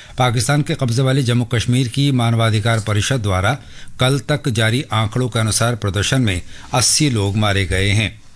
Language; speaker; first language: Hindi; native; Hindi